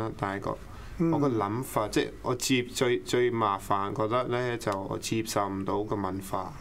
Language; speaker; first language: Cantonese; early bilingual, other home language; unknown